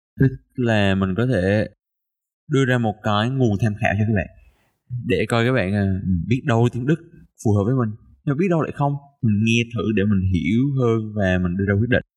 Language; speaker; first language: Vietnamese; native; Vietnamese